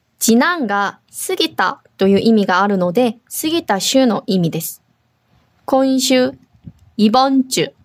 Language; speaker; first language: Japanese; non-native, fluent; Korean